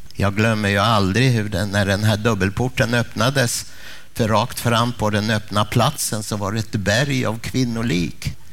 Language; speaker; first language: Swedish; early bilingual, other home language; Polish